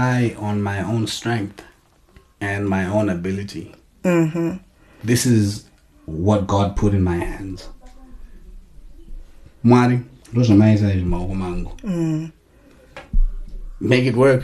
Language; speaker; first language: English; non-native, local second language; Shona